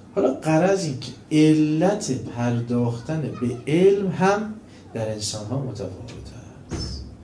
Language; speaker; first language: Persian; non-native, local second language; Azerbaijani